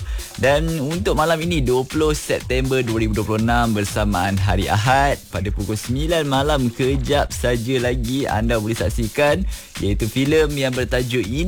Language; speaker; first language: Malay; native; Malay